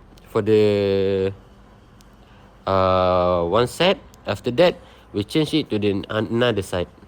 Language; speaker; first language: English; non-native, local second language; Malay